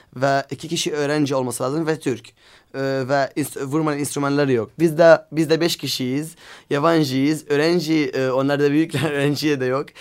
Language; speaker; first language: Turkish; non-native, learner; Arabic